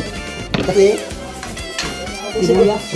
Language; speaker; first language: Filipino; non-native, local second language; Cebuano